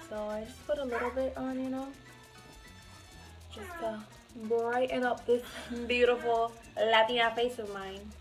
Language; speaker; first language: English; early bilingual, other home language; Spanish